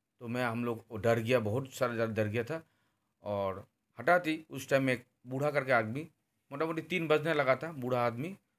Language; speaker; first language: Hindi; non-native, local second language; Bangla